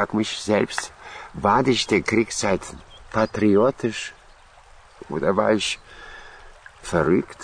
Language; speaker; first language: German; non-native, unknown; Russian